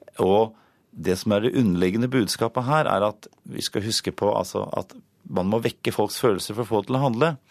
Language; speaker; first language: Norwegian; native; Norwegian